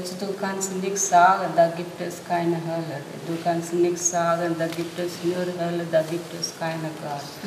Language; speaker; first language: German; non-native, learner; Telugu